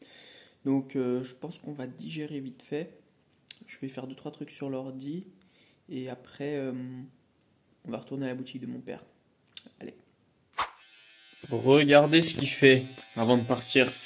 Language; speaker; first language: French; native; French